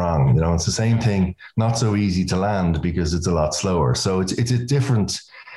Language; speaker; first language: English; native; English